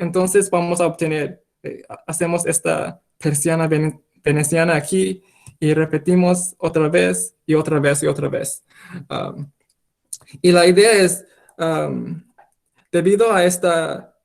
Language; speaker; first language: Spanish; non-native, fluent; English